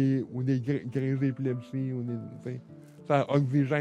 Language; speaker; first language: French; native; French